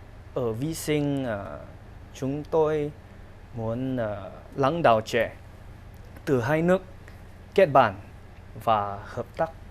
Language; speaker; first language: Vietnamese; non-native, learner; English